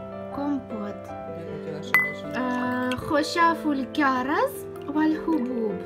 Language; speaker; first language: Arabic; non-native, fluent; Ukrainian